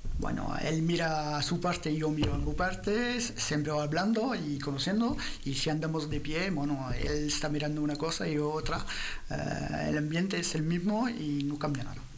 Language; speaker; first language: Spanish; non-native, learner; French